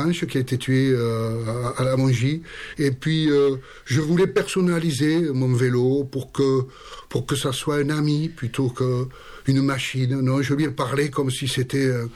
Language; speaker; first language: French; native; French